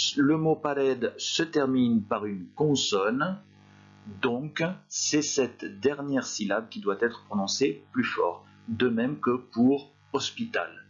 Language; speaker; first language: French; native; French